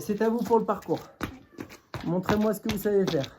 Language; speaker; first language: French; native; French